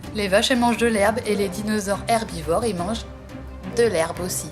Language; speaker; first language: French; native; French